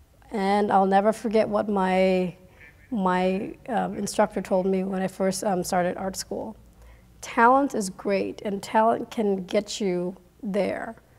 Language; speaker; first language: English; early bilingual, other home language; Khmer